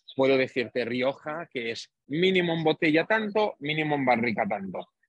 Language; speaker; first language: Spanish; non-native, fluent; Hungarian